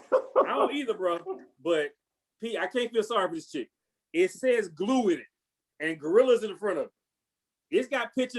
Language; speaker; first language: English; native; English